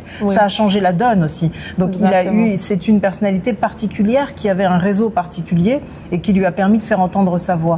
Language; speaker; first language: French; native; French